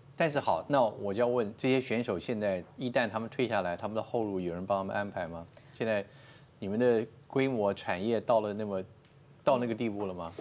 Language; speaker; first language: Chinese; native; Chinese